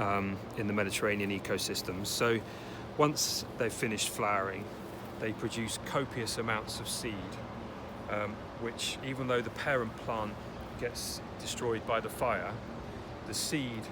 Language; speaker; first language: English; native; English